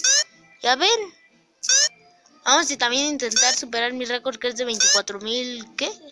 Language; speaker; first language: Spanish; native; Spanish